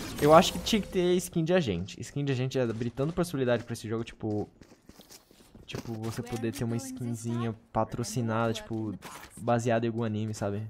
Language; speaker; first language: Portuguese; native; Portuguese